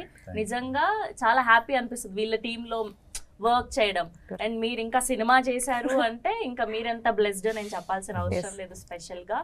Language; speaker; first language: Telugu; native; Telugu